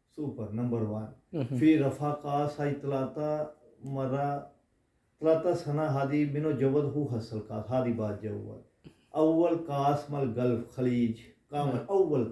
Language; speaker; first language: Arabic; non-native, learner; Urdu